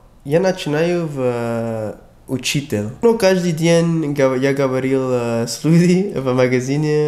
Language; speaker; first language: Russian; non-native, learner; English